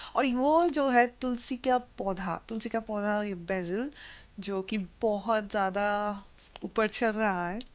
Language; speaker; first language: Hindi; non-native, local second language; Assamese